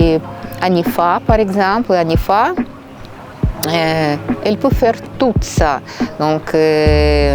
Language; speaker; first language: French; non-native, fluent; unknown